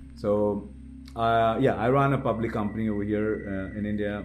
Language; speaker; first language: English; non-native, local second language; Malayalam